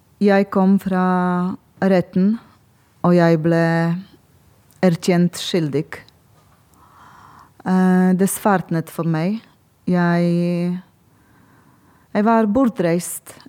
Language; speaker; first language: Norwegian; non-native, learner; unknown